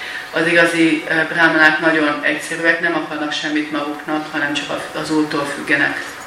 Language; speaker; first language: Hungarian; native; Hungarian